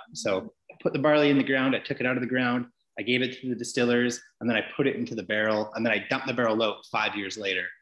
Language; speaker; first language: English; native; English